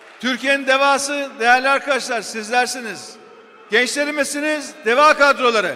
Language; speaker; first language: Turkish; native; Turkish